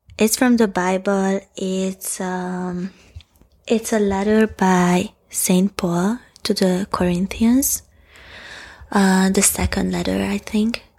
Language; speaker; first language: English; non-native, fluent; Hungarian